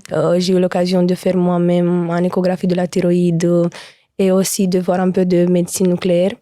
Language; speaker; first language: French; non-native, learner; Romanian